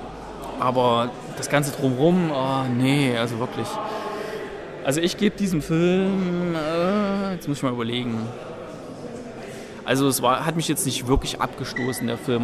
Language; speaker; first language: German; native; German